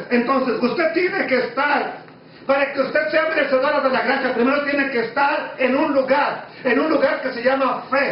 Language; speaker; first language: Spanish; native; Spanish